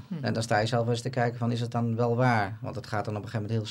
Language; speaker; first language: Dutch; native; Dutch